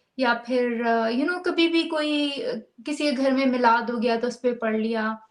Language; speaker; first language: Urdu; native; Urdu